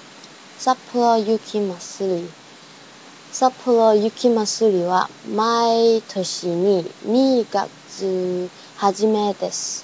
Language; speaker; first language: Japanese; non-native, learner; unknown